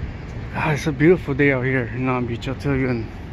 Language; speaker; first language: English; native; English